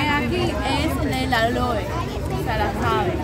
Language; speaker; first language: Spanish; native; Spanish